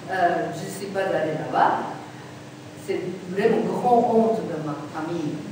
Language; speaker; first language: French; non-native, learner; Japanese